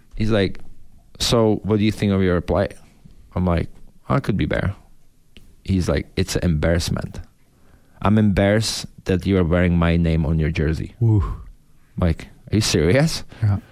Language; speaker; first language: English; non-native, fluent; Czech